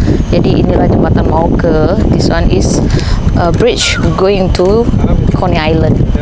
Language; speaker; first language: English; non-native, learner; Indonesian